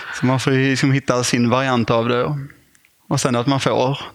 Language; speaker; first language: Swedish; native; Swedish